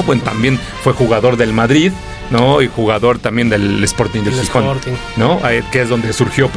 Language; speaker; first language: Spanish; native; Spanish